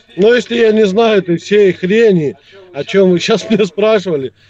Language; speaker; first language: Russian; native; Russian